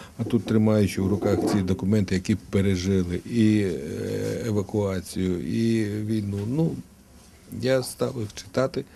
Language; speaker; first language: Ukrainian; non-native, local second language; Russian